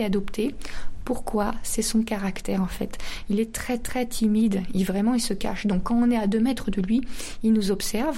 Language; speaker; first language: French; native; French